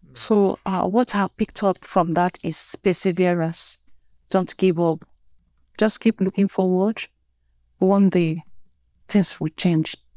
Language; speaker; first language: English; non-native, local second language; Igbo